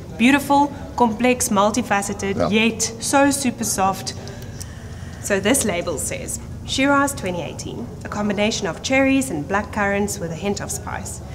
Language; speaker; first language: English; non-native, local second language; Afrikaans